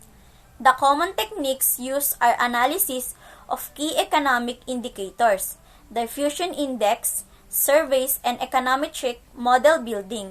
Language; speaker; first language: English; non-native, local second language; Filipino